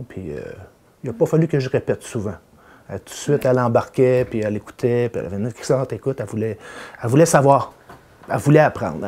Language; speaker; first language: French; native; French